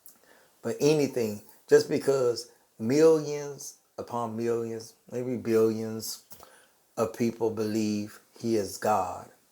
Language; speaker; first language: English; native; English